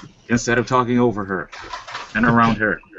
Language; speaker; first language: English; native; English